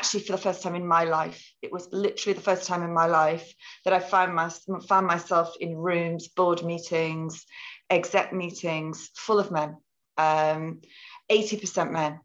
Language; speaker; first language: English; native; English